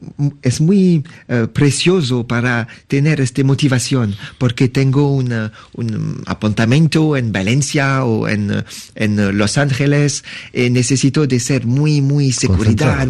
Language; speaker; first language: Spanish; non-native, learner; French